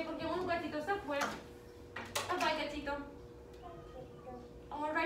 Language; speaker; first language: Spanish; early bilingual, heritage; Spanish